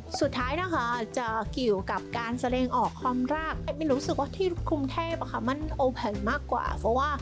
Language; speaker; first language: Thai; non-native, fluent; Vietnamese